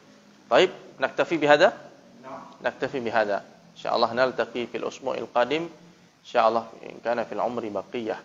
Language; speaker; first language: Arabic; non-native, fluent; Indonesian